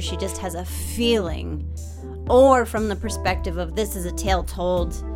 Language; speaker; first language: English; native; English